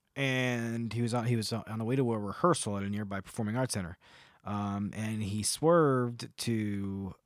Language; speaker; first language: English; native; English